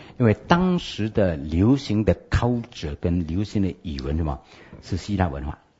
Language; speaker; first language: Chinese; native; Chinese